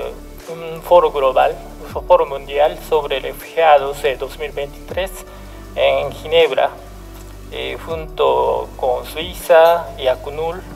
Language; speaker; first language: Spanish; non-native, fluent; Japanese